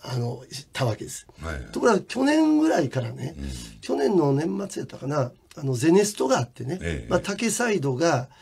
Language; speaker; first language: Japanese; native; Japanese